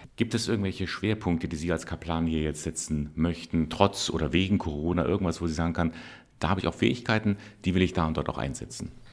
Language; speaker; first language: German; native; German